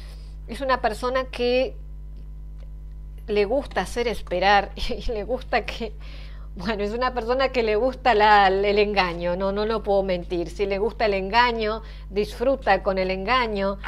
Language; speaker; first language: Spanish; native; Spanish